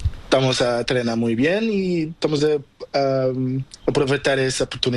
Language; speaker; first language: Spanish; non-native, learner; Portuguese